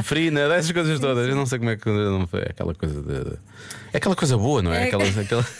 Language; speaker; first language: Portuguese; native; Portuguese